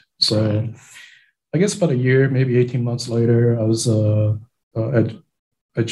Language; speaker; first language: English; non-native, fluent; Japanese